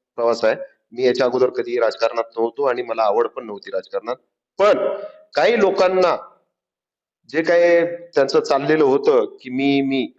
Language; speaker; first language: Marathi; native; Marathi